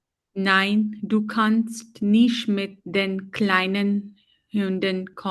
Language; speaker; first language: German; non-native, learner; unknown